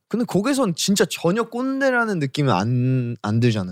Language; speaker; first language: Korean; native; Korean